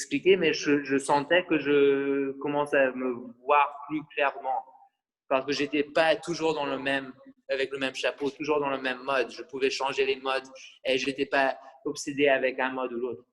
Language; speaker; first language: French; non-native, fluent; English